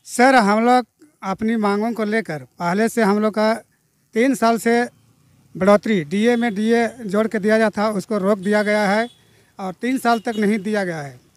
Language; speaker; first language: Hindi; native; Hindi